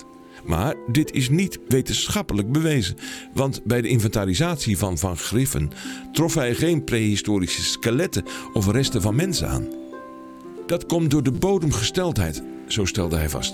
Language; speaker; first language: Dutch; native; Dutch